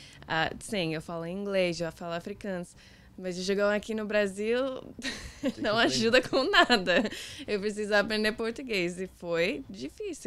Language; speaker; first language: Portuguese; non-native, learner; Afrikaans